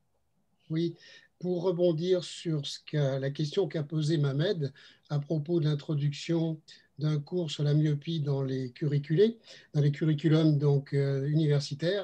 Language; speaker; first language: French; native; French